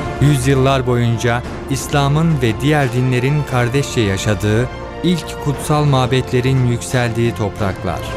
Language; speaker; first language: Turkish; native; Turkish